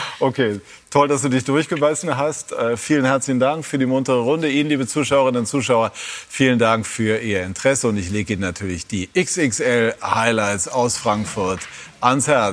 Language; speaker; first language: German; native; German